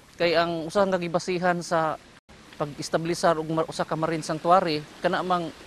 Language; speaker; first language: Cebuano; native; Cebuano